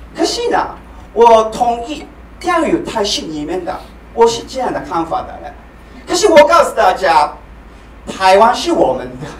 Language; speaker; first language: Chinese; non-native, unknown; Japanese